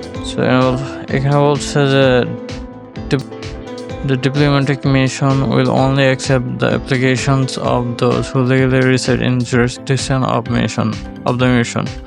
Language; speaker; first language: English; non-native, local second language; Bangla